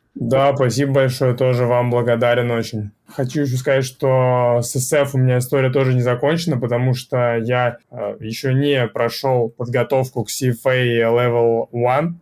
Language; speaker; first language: Russian; native; Russian